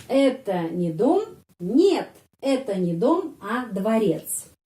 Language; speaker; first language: Russian; non-native, fluent; Indonesian